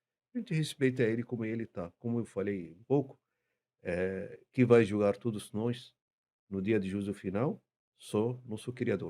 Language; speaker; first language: Portuguese; non-native, fluent; Arabic